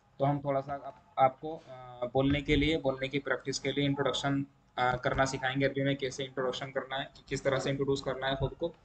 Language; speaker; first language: Hindi; native; Hindi